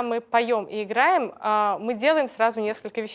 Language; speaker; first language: Russian; native; Russian